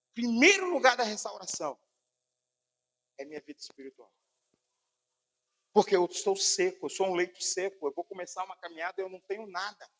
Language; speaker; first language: Portuguese; native; Portuguese